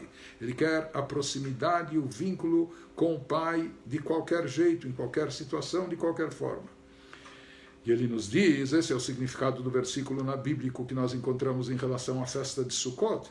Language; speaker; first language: Portuguese; native; Portuguese